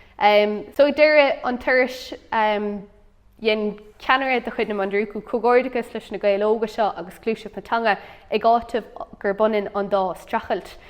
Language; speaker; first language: Irish; non-native, local second language; English